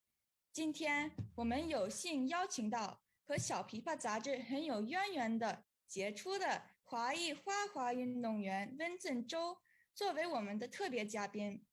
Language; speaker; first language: Chinese; early bilingual, heritage; Chinese